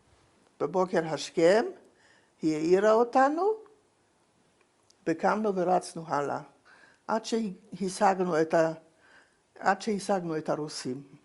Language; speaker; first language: Hebrew; non-native, fluent; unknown